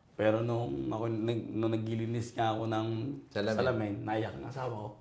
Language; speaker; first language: Filipino; native; Filipino